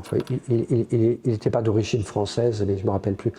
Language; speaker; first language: French; native; French